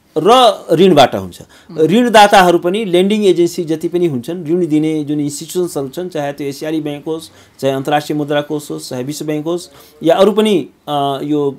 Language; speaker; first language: Nepali; native; Nepali